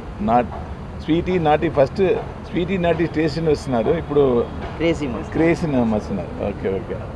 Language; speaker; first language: Telugu; non-native, learner; Tamil